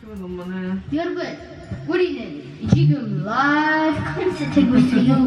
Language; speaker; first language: Korean; early bilingual, heritage; English